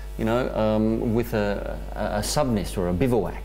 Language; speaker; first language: English; native; English